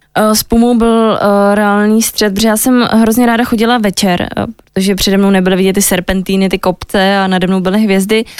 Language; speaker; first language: Czech; native; Czech